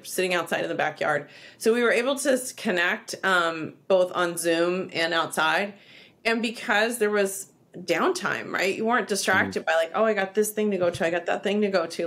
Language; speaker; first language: English; native; English